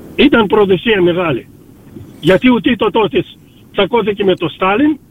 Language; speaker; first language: Greek; early bilingual, heritage; Greek